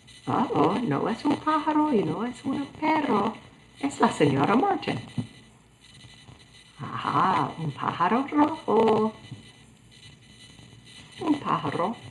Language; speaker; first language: Spanish; non-native, fluent; English